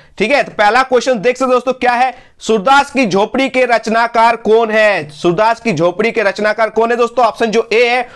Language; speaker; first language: Hindi; non-native, local second language; Bangla